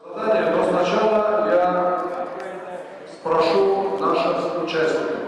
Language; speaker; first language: Russian; native; Russian